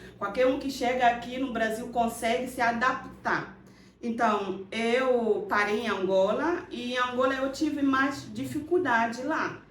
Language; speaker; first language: Portuguese; non-native, fluent; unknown